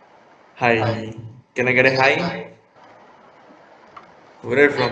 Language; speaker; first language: English; non-native, local second language; Hindi